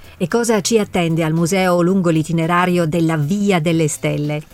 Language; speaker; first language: Italian; native; Italian